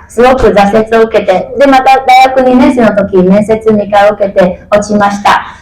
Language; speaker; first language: Japanese; non-native, fluent; Chinese